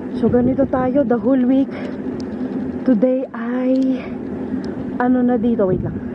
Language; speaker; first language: Filipino; non-native, local second language; Pampanga